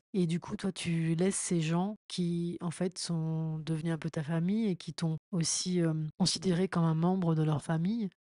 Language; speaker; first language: French; native; French